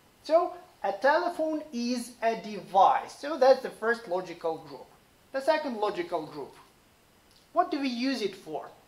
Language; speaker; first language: English; non-native, fluent; Ukrainian